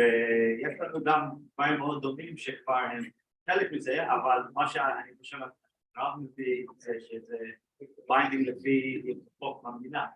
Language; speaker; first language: Hebrew; non-native, fluent; English